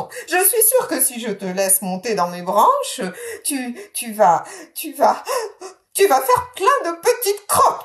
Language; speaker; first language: French; native; French